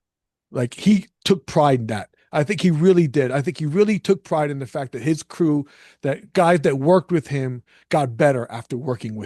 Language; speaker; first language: English; native; English